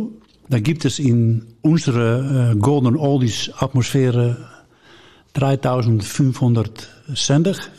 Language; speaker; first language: German; non-native, learner; Dutch